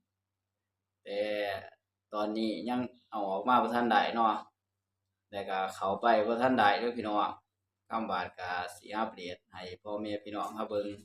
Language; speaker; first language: Thai; non-native, local second language; Lao